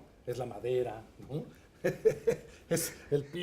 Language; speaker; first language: Spanish; native; Spanish